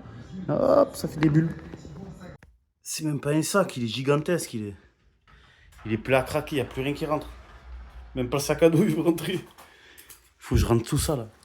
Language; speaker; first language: French; native; French